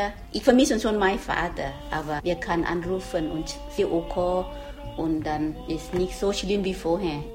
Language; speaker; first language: German; non-native, learner; Thai